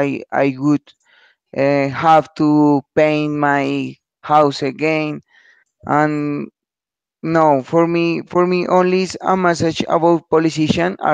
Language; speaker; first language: English; non-native, learner; Spanish